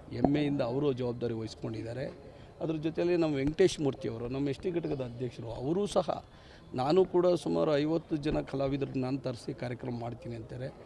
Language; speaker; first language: Kannada; native; Kannada